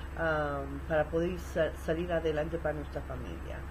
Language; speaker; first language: Spanish; early bilingual, heritage; Spanish